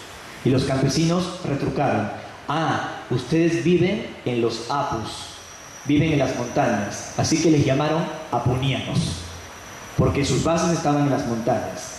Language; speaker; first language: Spanish; native; Spanish